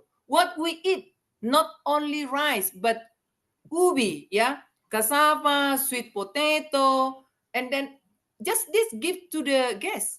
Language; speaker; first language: English; non-native, learner; Indonesian